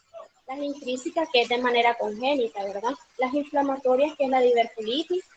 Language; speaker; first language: Spanish; native; Spanish